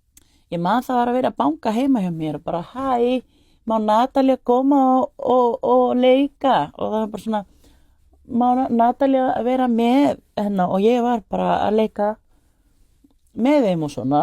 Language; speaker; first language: Icelandic; non-native, fluent; Spanish